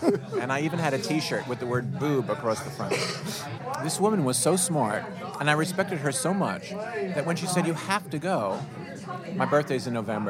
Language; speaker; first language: English; native; English